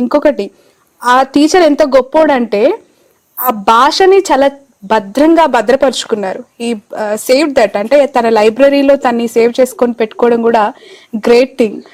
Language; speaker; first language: Telugu; native; Telugu